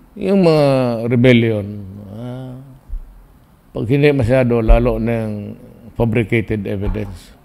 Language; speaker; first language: Filipino; non-native, local second language; Cebuano